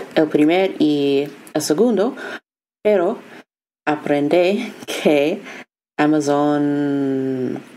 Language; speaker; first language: Spanish; non-native, learner; English